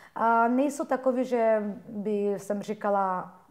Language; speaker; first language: Czech; non-native, fluent; Bulgarian